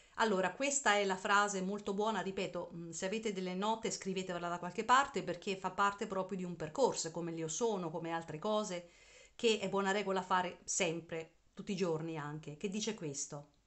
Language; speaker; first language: Italian; native; Italian